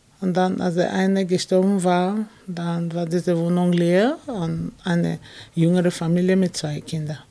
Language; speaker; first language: German; non-native, fluent; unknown